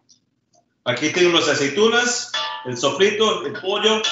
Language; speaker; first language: Spanish; early bilingual, heritage; Spanish